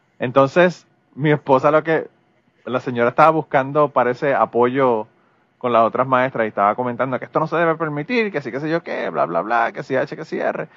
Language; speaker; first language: Spanish; native; Spanish